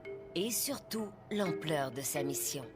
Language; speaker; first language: French; native; French